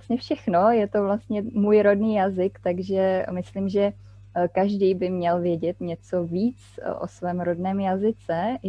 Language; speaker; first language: Czech; native; Czech